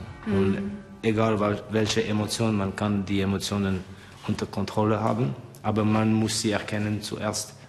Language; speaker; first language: German; non-native, fluent; Estonian